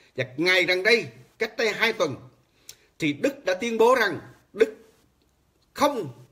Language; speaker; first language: Vietnamese; native; Vietnamese